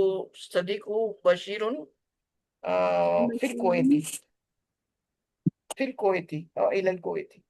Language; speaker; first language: Arabic; non-native, learner; Urdu